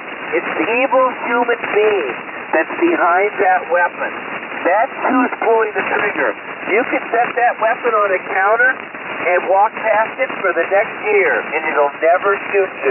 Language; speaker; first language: English; native; English